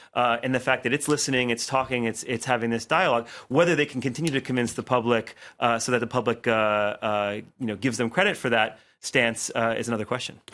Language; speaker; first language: English; native; English